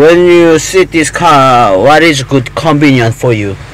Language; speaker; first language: English; non-native, learner; Korean